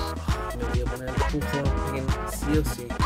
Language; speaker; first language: Spanish; native; Spanish